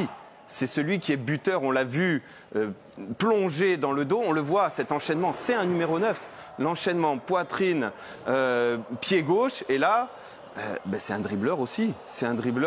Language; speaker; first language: French; native; French